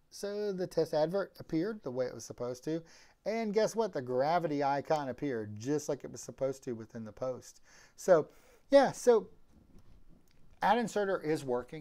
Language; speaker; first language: English; native; English